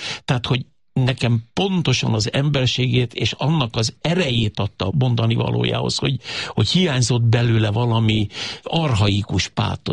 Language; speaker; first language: Hungarian; native; Hungarian